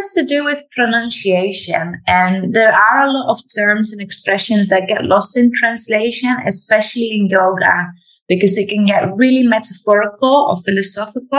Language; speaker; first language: English; non-native, fluent; Dutch